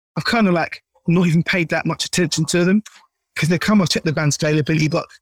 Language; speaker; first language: English; native; English